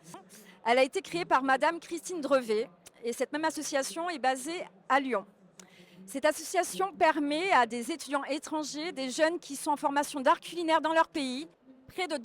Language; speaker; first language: French; native; French